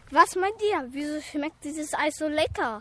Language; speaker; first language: German; native; German